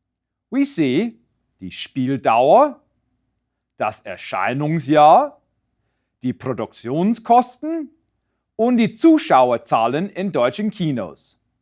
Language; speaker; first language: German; non-native, fluent; English